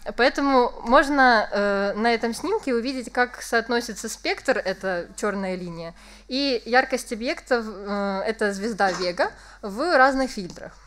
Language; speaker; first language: Russian; native; Russian